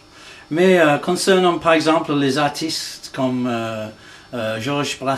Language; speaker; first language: French; non-native, fluent; English